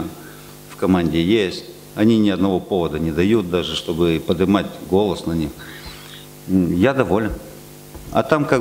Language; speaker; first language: Russian; native; Russian